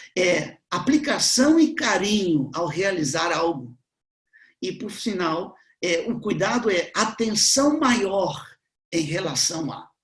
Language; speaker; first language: Portuguese; native; Portuguese